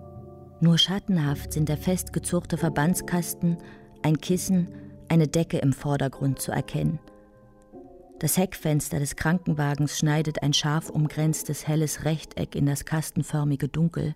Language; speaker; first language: German; native; German